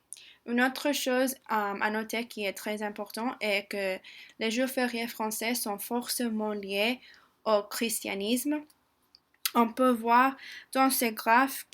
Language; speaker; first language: French; non-native, learner; English